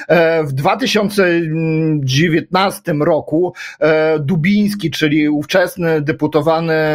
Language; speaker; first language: Polish; non-native, fluent; Ukrainian